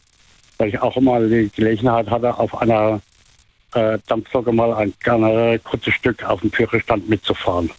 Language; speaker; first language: German; native; German